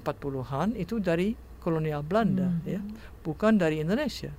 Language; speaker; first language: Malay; non-native, fluent; Dutch